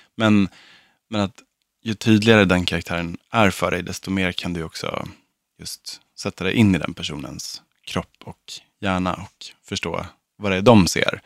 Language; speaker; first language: Swedish; native; Swedish